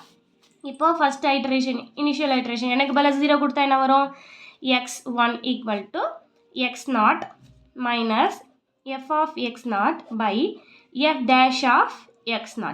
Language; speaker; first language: Tamil; native; Tamil